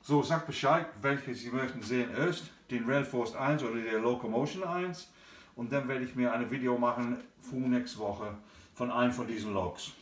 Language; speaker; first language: German; non-native, learner; English